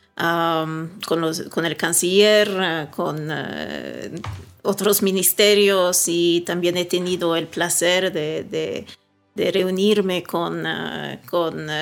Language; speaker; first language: Spanish; early bilingual, heritage; Swedish